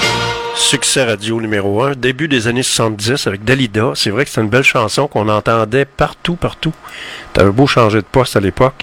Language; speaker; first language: French; native; French